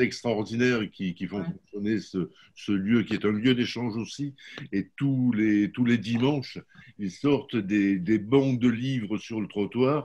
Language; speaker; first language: French; native; French